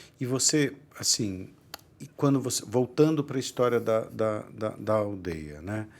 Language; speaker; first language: Portuguese; native; Portuguese